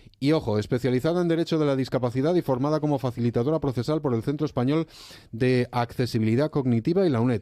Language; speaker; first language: Spanish; native; Spanish